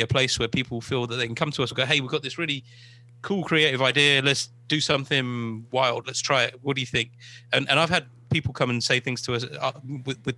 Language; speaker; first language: English; native; English